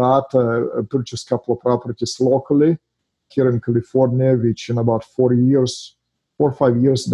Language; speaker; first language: English; non-native, fluent; Russian